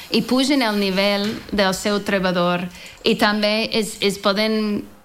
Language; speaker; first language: Catalan; non-native, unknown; English